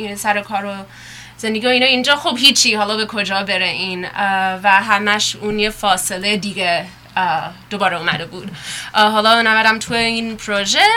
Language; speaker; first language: Persian; early bilingual, heritage; Persian